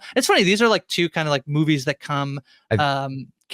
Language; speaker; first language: English; native; English